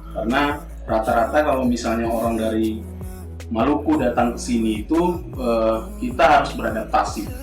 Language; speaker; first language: Indonesian; native; Indonesian